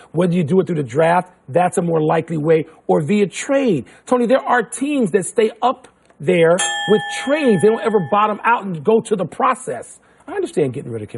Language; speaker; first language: English; native; English